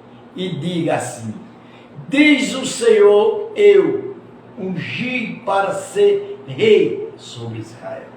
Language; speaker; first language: Portuguese; native; Portuguese